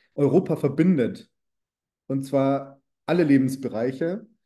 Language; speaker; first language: German; native; German